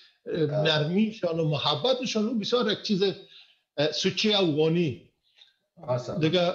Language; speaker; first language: Persian; native; Persian